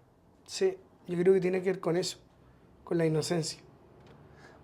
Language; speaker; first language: Spanish; native; Spanish